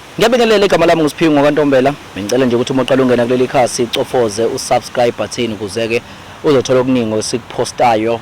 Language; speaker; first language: Zulu; native; Zulu